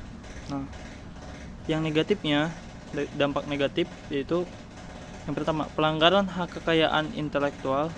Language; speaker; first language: Indonesian; native; Indonesian